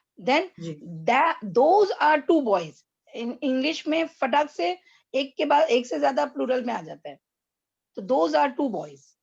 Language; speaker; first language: Urdu; native; Urdu